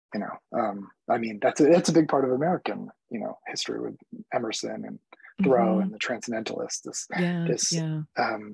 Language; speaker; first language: English; early bilingual, other home language; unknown